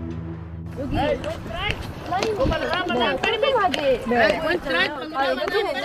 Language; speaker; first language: Korean; non-native, fluent; Arabic